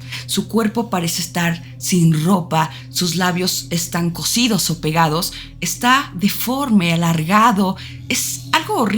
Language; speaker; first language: Spanish; native; Spanish